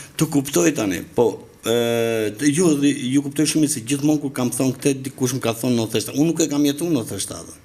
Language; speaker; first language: Albanian; native; Albanian